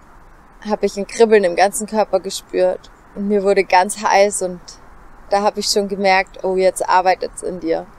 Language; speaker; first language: German; native; German